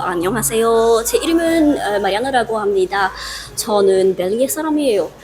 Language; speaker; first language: Korean; non-native, learner; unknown